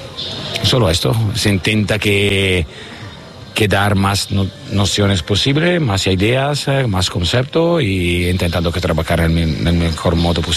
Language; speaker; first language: Spanish; non-native, learner; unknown